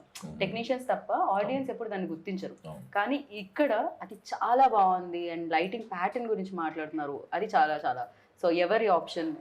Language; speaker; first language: Telugu; native; Telugu